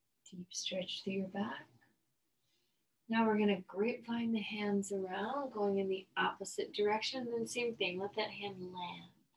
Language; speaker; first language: English; native; English